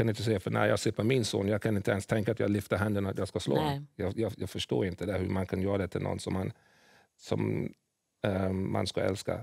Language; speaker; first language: Swedish; early bilingual, other home language; English